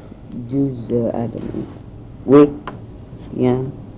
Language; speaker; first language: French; non-native, learner; English